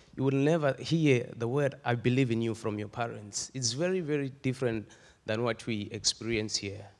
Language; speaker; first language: English; non-native, local second language; Swati